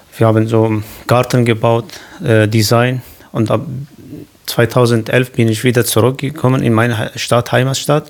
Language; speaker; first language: German; non-native, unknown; Kurdish